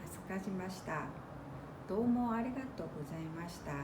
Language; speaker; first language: Japanese; non-native, fluent; Korean